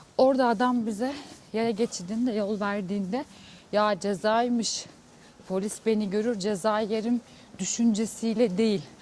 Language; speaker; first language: Turkish; native; Turkish